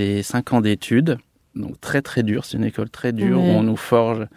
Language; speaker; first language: French; native; French